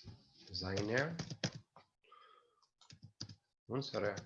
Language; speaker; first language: German; non-native, fluent; English